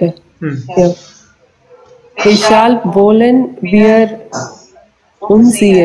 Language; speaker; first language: German; non-native, learner; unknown